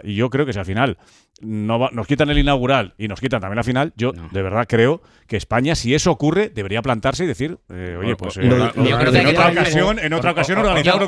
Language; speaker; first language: Spanish; native; Spanish